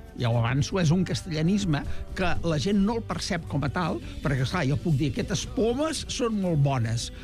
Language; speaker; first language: Catalan; native; Catalan